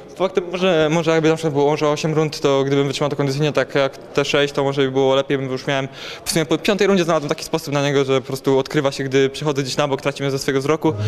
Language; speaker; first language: Polish; native; Polish